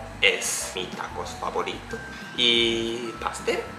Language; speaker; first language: Spanish; non-native, learner; Japanese